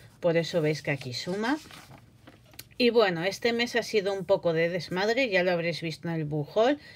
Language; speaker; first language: Spanish; native; Spanish